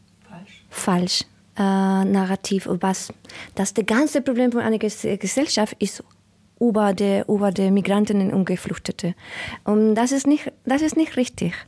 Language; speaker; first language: German; non-native, learner; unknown